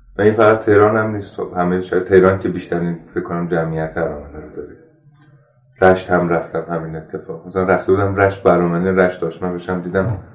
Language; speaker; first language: Persian; non-native, local second language; Armenian